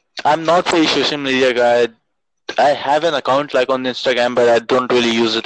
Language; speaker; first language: English; non-native, local second language; Urdu